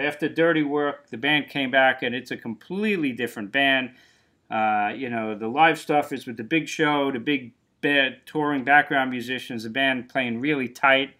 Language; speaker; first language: English; native; English